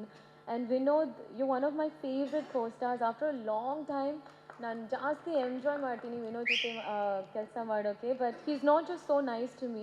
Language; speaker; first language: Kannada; non-native, learner; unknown